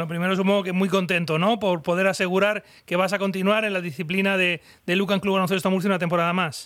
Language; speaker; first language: Spanish; native; Spanish